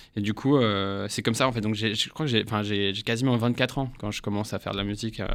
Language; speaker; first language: French; early bilingual, heritage; English